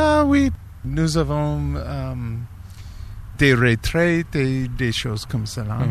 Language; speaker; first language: French; non-native, learner; English